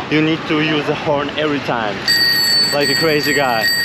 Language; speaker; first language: English; non-native, fluent; Russian